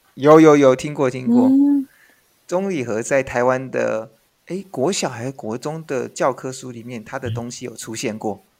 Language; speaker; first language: Chinese; native; Chinese